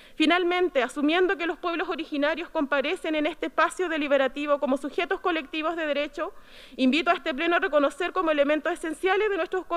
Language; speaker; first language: Spanish; native; Spanish